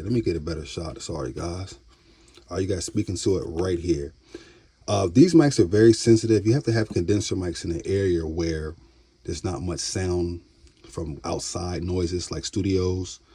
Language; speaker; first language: English; native; English